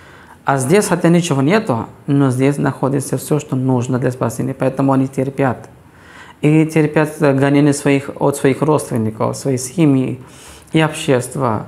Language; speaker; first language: Russian; non-native, fluent; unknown